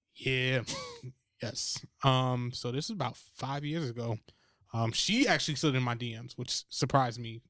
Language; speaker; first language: English; native; English